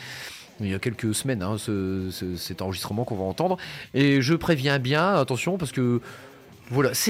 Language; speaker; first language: French; native; French